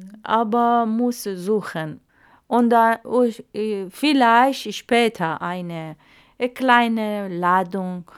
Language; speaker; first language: German; non-native, learner; Arabic